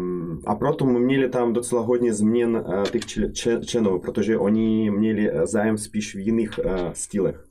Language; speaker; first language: Czech; non-native, fluent; Russian